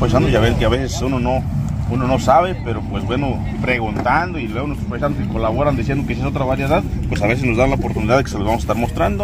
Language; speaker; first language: Spanish; native; Spanish